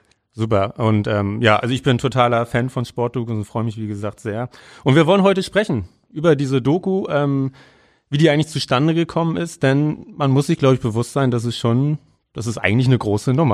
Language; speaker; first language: German; native; German